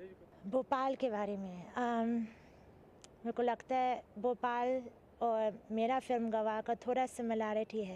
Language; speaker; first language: Hindi; early bilingual, heritage; English